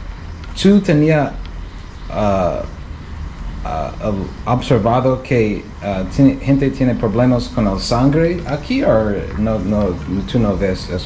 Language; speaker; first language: Spanish; non-native, learner; English